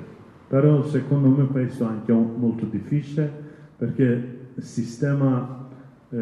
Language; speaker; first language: Italian; non-native, learner; Kurdish